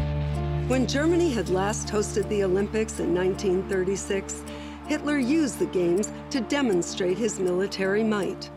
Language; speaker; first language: English; native; English